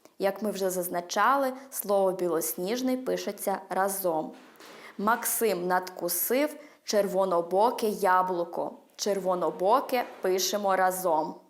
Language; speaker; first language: Ukrainian; early bilingual, heritage; Ukrainian